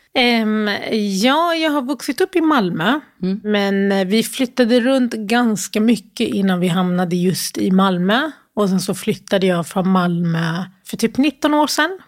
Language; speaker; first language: Swedish; early bilingual, other home language; Arabic